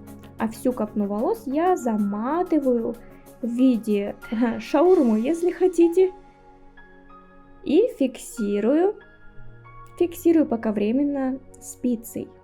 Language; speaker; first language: Russian; native; Russian